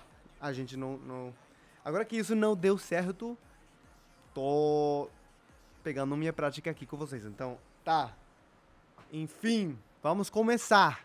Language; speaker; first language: Portuguese; non-native, fluent; Spanish